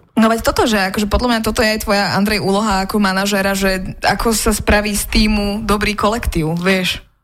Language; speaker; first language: Slovak; native; Slovak